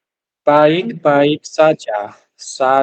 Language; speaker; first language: Indonesian; non-native, learner; Chinese